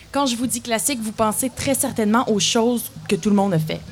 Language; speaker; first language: French; native; French